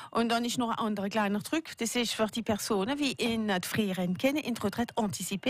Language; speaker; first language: German; non-native, local second language; French